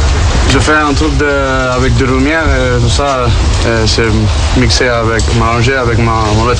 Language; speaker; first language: French; non-native, fluent; Portuguese